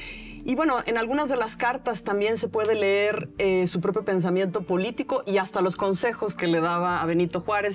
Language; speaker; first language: Spanish; native; Spanish